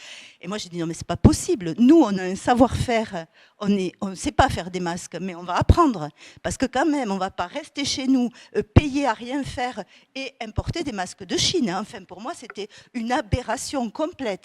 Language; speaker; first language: French; native; French